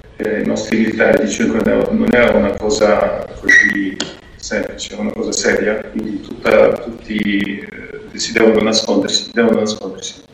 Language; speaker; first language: Italian; non-native, fluent; Ukrainian